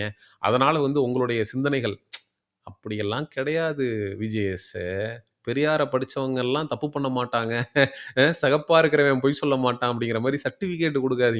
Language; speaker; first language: Tamil; native; Tamil